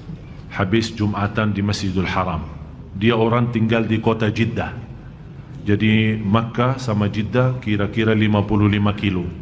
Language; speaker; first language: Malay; non-native, fluent; Arabic